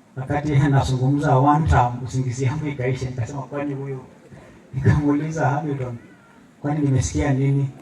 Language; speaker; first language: Swahili; non-native, local second language; Masai